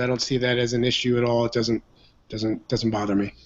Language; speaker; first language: English; native; English